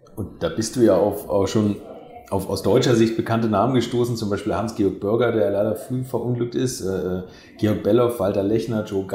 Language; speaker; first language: German; native; German